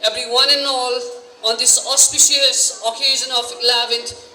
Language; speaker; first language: English; non-native, local second language; Nepali